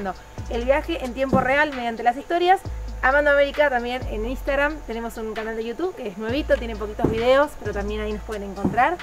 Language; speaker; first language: Spanish; native; Spanish